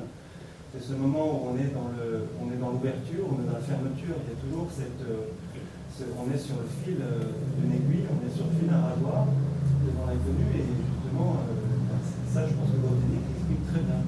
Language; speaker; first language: French; native; French